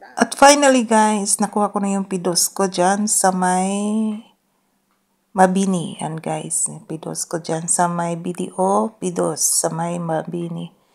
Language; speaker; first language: Filipino; non-native, local second language; Cebuano